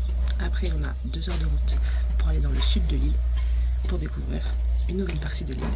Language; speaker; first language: French; native; French